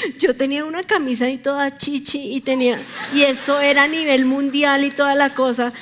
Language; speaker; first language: Spanish; native; Spanish